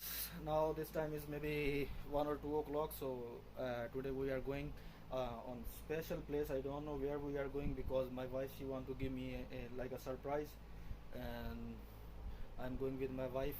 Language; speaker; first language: English; non-native, learner; Urdu